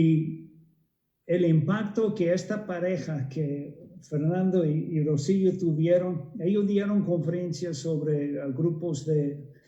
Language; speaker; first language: Spanish; non-native, fluent; English